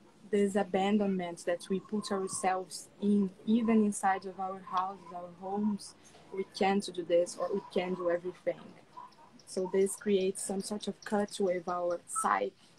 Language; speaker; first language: English; non-native, fluent; Portuguese